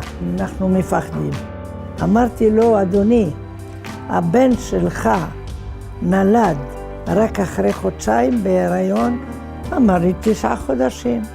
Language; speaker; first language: Hebrew; non-native, fluent; Arabic